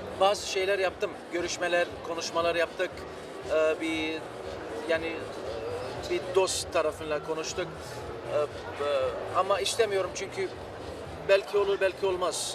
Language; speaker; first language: Turkish; early bilingual, heritage; Turkish